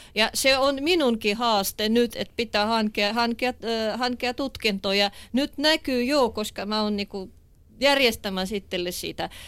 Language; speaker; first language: Finnish; non-native, fluent; Russian